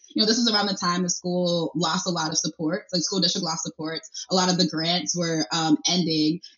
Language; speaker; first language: English; early bilingual, other home language; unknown